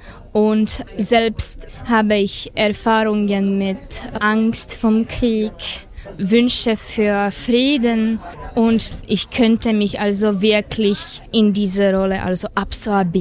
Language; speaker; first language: German; non-native, fluent; Slovak